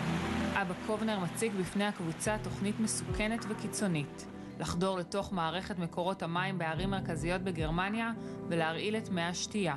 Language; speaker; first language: Hebrew; native; Hebrew